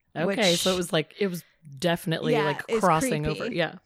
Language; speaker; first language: English; native; English